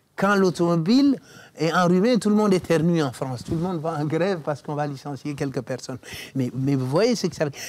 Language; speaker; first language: French; non-native, local second language; Wolof